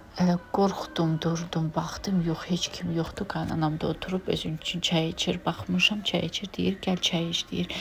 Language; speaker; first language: Azerbaijani; non-native, fluent; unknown